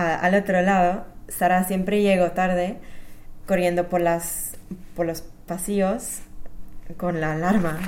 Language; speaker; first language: Spanish; non-native, fluent; English